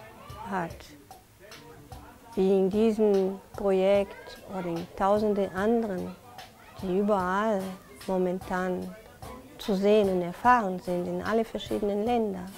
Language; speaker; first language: German; non-native, fluent; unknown